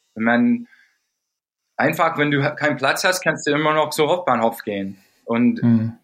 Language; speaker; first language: German; non-native, fluent; English